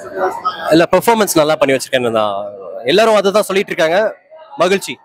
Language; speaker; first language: Tamil; native; Tamil